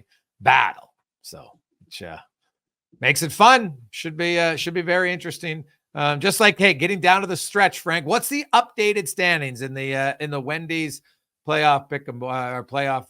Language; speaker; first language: English; native; English